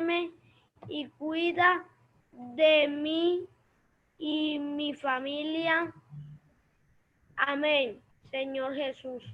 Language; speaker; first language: Spanish; native; Spanish